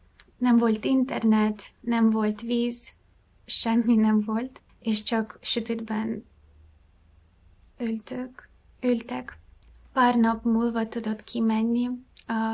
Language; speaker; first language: Hungarian; non-native, fluent; Ukrainian